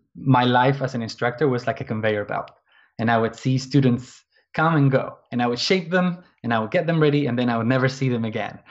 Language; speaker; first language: English; non-native, fluent; Spanish